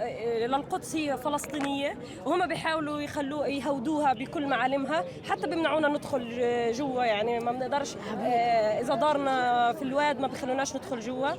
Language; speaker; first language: Arabic; native; Arabic